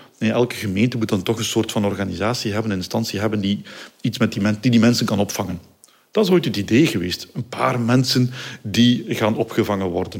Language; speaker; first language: Dutch; native; Dutch